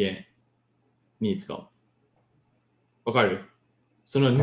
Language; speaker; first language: Japanese; non-native, learner; English